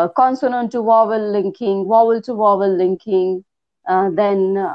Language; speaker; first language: English; non-native, local second language; Hindi